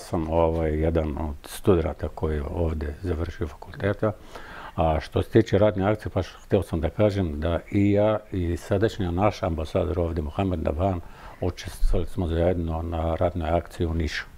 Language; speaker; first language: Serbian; non-native, fluent; Arabic